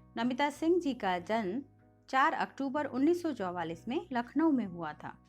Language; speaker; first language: Hindi; native; Hindi